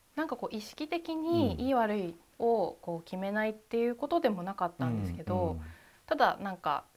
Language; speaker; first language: Japanese; native; Japanese